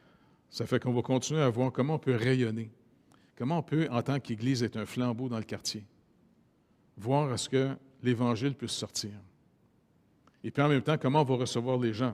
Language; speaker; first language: French; native; French